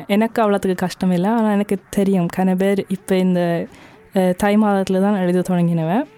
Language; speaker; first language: Tamil; early bilingual, heritage; Norwegian